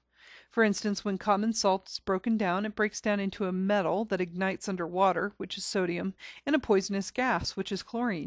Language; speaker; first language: English; native; English